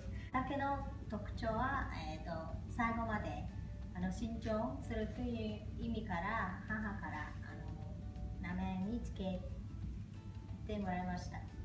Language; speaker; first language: Japanese; non-native, learner; Vietnamese